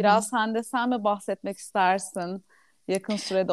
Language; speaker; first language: Turkish; native; Turkish